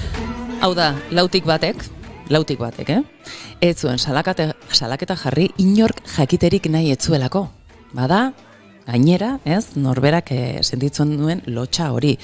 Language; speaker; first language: Basque; native; Basque